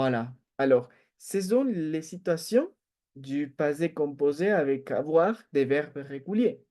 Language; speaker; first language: French; non-native, fluent; Spanish